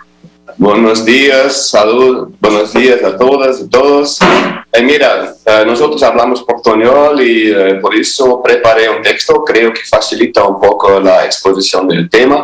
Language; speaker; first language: Spanish; non-native, fluent; Portuguese